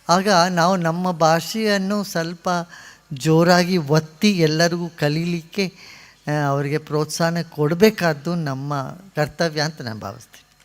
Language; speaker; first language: Kannada; non-native, local second language; Tamil